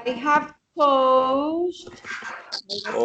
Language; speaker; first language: English; non-native, fluent; Spanish